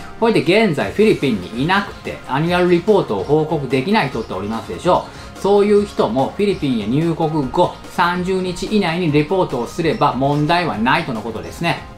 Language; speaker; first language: Japanese; native; Japanese